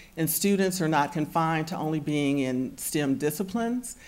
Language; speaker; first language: English; native; English